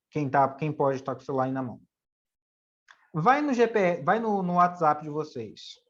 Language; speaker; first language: Portuguese; native; Portuguese